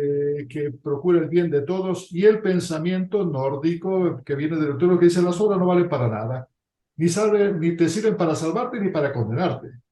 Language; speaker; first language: Spanish; native; Spanish